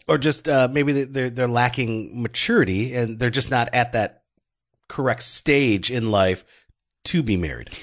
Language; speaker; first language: English; native; English